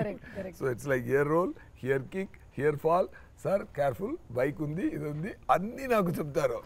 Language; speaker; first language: Telugu; non-native, learner; Tamil